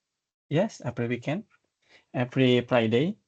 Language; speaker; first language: English; non-native, learner; Indonesian